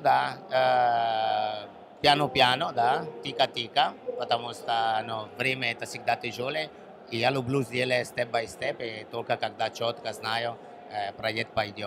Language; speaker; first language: Russian; non-native, learner; Italian